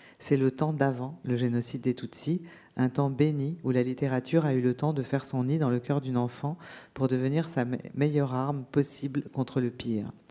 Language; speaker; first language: French; native; French